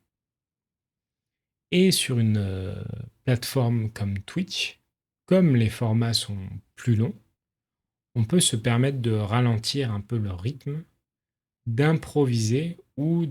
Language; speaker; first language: French; native; French